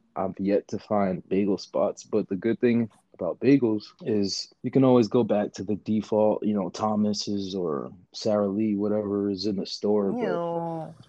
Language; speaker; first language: English; native; English